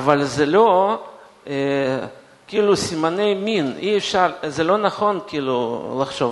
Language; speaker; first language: Hebrew; non-native, fluent; Russian